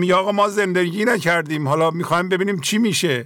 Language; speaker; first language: Persian; native; Persian